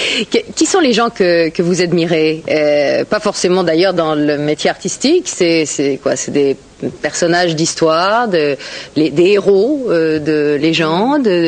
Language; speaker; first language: French; native; French